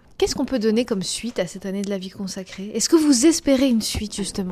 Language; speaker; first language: French; native; French